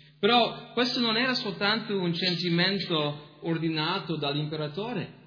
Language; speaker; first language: Italian; non-native, fluent; English